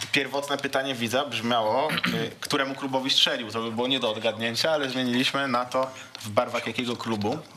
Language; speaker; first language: Polish; native; Polish